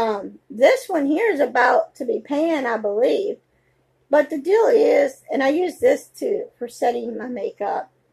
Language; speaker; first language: English; native; English